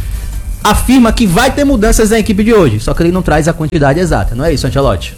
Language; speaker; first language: Portuguese; native; Portuguese